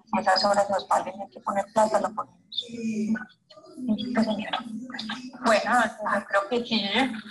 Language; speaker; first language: Spanish; non-native, local second language; Portuguese